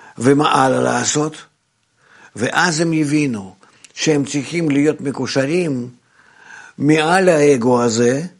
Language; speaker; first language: Hebrew; non-native, fluent; Russian